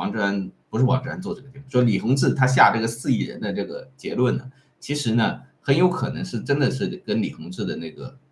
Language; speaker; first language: Chinese; native; Chinese